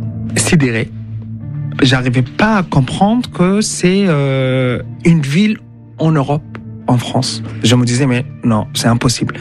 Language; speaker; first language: French; non-native, fluent; Arabic